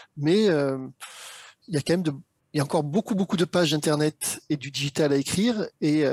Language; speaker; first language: French; native; French